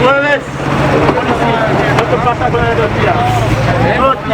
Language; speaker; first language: Spanish; non-native, learner; Haitian Creole